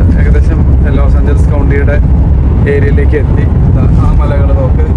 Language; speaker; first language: Malayalam; native; Malayalam